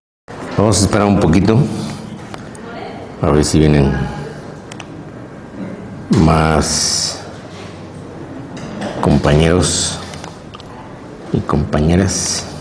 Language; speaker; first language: Spanish; native; Spanish